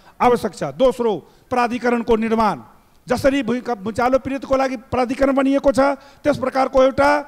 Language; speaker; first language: Nepali; non-native, local second language; Maithili